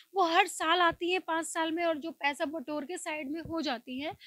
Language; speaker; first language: Hindi; native; Hindi